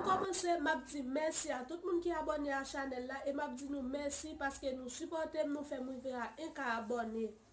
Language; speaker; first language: French; non-native, learner; Haitian Creole